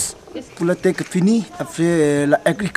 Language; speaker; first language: French; non-native, learner; Nepali